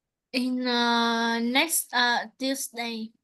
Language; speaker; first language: English; non-native, learner; Vietnamese